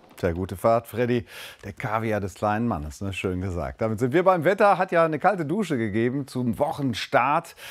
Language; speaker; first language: German; native; German